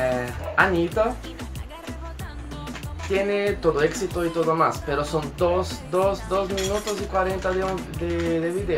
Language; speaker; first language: Spanish; non-native, fluent; Portuguese